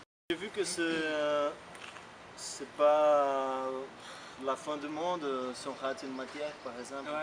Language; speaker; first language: French; non-native, fluent; Portuguese